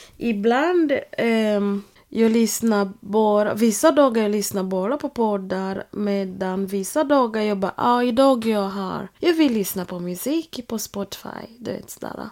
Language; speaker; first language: Swedish; non-native, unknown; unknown